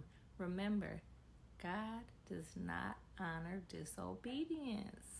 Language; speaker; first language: English; native; English